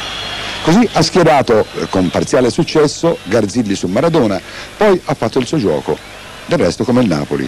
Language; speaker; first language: Italian; native; Italian